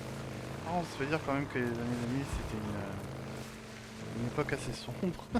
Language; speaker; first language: French; native; French